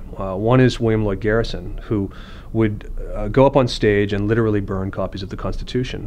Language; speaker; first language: English; native; English